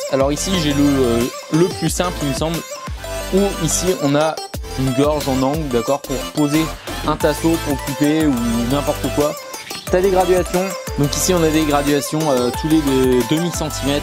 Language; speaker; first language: French; native; French